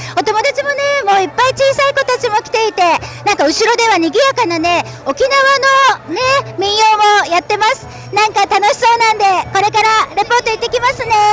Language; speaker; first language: Japanese; native; Japanese